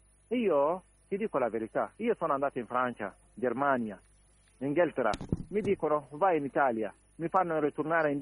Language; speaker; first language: Italian; non-native, learner; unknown